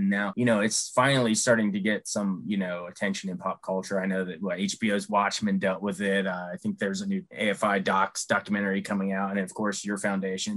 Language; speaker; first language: English; native; English